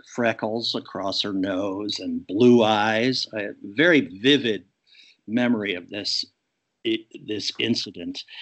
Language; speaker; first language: English; native; English